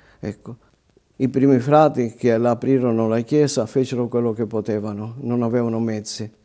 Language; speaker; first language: Italian; native; Italian